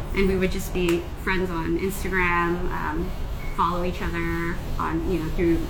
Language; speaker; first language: English; native; English